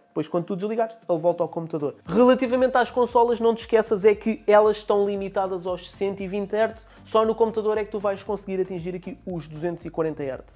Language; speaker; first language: Portuguese; native; Portuguese